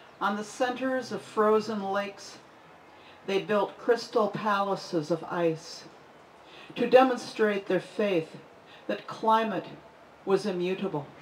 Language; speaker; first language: English; native; English